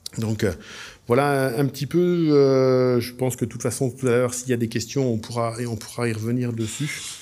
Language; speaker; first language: French; native; French